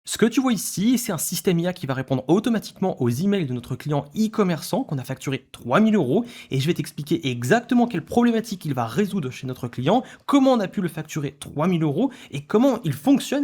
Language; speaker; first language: French; native; French